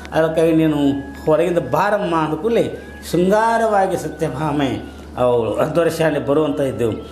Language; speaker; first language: Kannada; native; Kannada